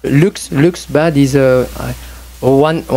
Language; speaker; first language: English; non-native, learner; French